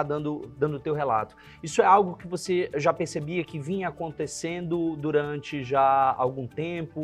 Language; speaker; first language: Portuguese; native; Portuguese